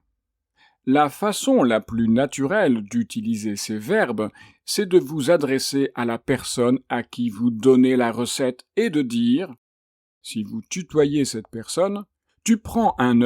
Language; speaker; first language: French; native; French